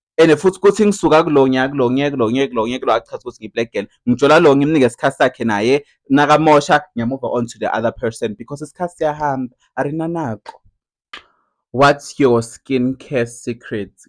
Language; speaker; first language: Zulu; non-native, local second language; Swati